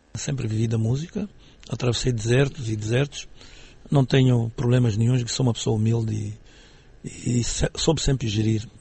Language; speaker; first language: Portuguese; native; Portuguese